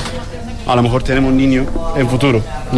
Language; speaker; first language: Spanish; non-native, learner; Turkish